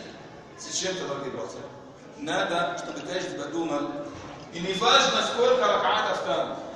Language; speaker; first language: Russian; non-native, fluent; Arabic